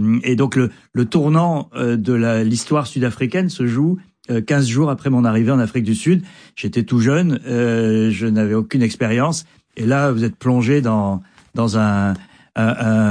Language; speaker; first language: French; native; French